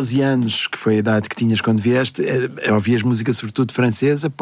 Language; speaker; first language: Portuguese; native; Portuguese